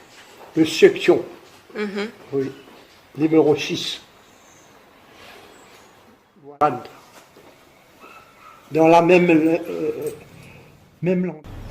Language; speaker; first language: French; non-native, local second language; Morisyen